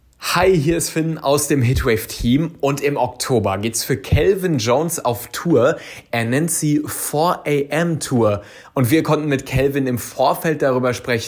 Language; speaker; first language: German; native; German